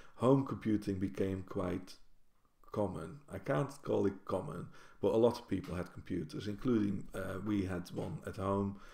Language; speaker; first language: English; non-native, fluent; Dutch